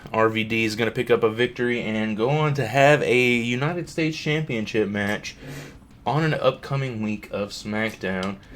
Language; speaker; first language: English; native; English